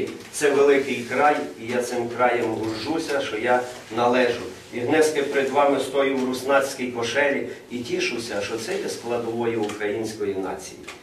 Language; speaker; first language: Ukrainian; native; Ukrainian